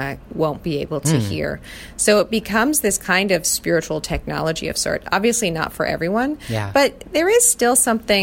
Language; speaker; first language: English; native; English